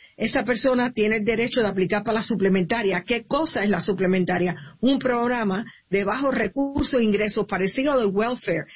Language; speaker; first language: Spanish; early bilingual, heritage; Spanish